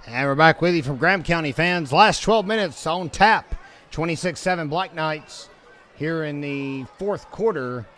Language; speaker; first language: English; native; English